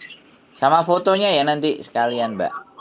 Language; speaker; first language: Indonesian; non-native, local second language; Javanese